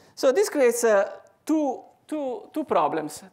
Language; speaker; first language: English; non-native, fluent; Italian